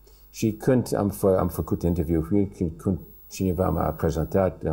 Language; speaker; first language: Romanian; early bilingual, heritage; English